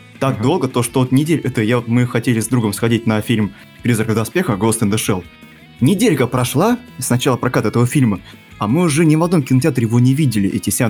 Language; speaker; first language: Russian; native; Russian